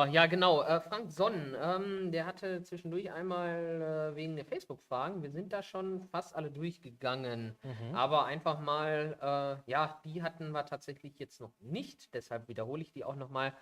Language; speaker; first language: German; native; German